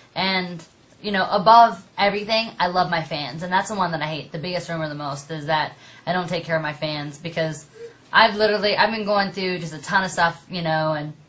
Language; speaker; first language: English; native; English